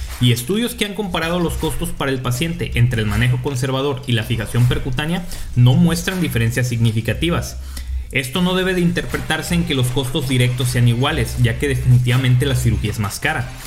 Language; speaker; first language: Spanish; native; Spanish